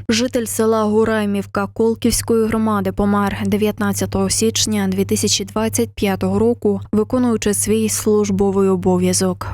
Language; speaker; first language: Ukrainian; native; Ukrainian